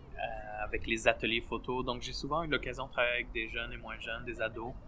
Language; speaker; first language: French; native; French